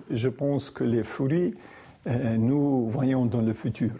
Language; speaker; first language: French; non-native, fluent; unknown